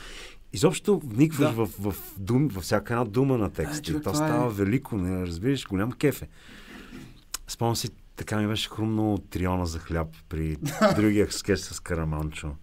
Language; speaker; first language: Bulgarian; native; Bulgarian